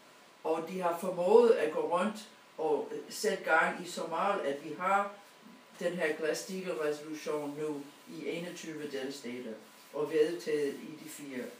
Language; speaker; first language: Danish; non-native, fluent; English